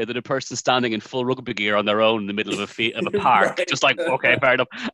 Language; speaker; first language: English; native; English